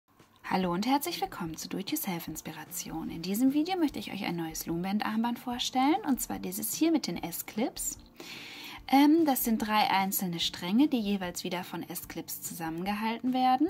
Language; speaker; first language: German; native; German